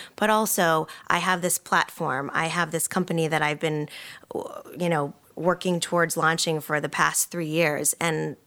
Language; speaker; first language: English; native; English